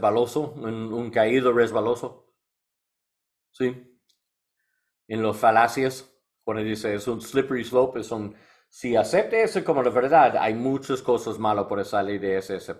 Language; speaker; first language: Spanish; non-native, learner; English